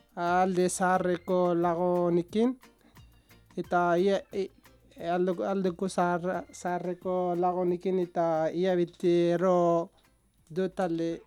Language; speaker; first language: Basque; non-native, learner; Central Atlas Tamazight